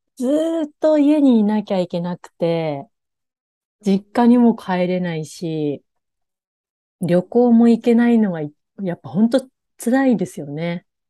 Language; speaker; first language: Japanese; native; Japanese